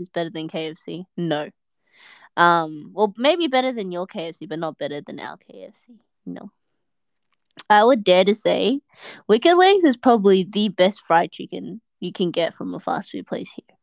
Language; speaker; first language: English; native; English